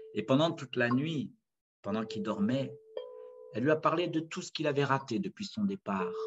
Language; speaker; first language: French; native; French